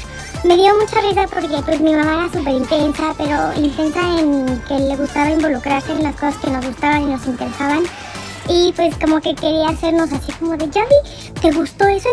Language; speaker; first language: Spanish; native; Spanish